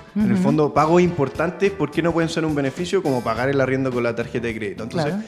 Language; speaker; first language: Spanish; native; Spanish